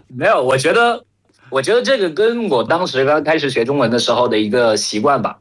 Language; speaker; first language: Chinese; non-native, fluent; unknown